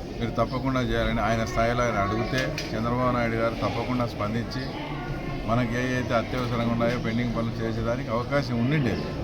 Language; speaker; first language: Telugu; native; Telugu